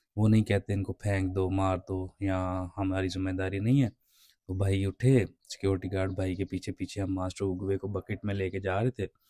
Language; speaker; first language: Urdu; non-native, local second language; Punjabi